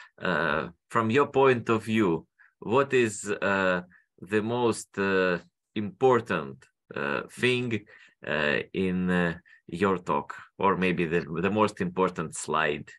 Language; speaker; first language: English; non-native, fluent; Russian